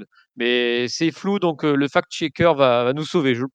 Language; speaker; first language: French; native; French